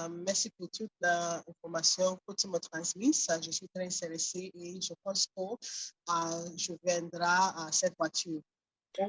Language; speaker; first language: French; non-native, learner; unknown